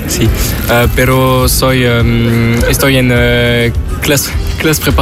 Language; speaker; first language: Spanish; non-native, learner; French